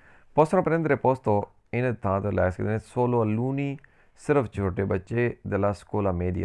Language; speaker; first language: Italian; non-native, learner; Punjabi